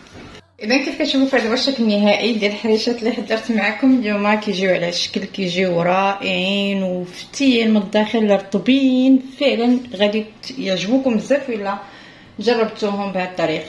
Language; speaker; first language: Arabic; native; Arabic